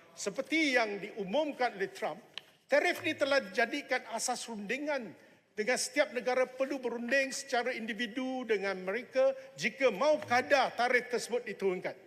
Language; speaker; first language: Malay; non-native, local second language; Chinese